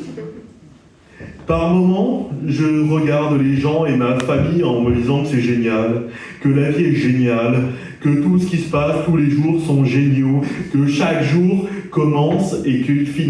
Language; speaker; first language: French; native; French